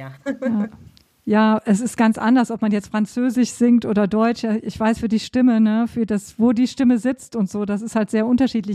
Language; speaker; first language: German; native; German